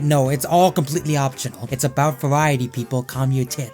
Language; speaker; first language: English; native; English